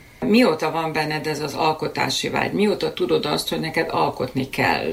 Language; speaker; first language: Hungarian; native; Hungarian